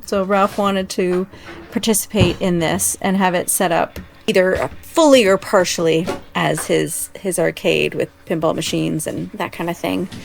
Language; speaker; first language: English; native; English